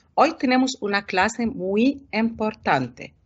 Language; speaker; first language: Spanish; non-native, fluent; Arabic